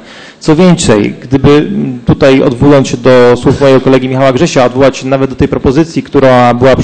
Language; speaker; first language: Polish; native; Polish